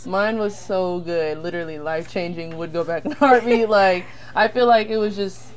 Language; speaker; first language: English; native; English